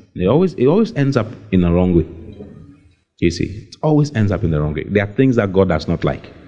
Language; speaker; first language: English; non-native, local second language; Akan